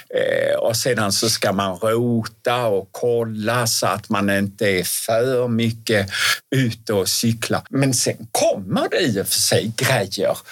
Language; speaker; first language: Swedish; native; Swedish